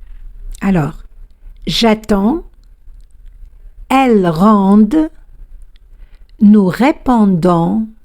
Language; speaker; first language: French; non-native, fluent; Spanish